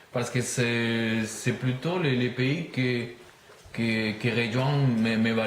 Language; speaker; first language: French; non-native, learner; Spanish